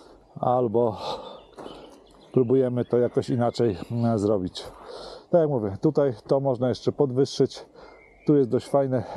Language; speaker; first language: Polish; native; Polish